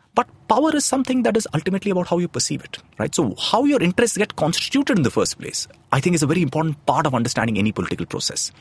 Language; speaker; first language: English; non-native, local second language; Tamil